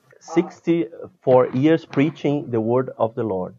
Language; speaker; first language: English; non-native, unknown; Portuguese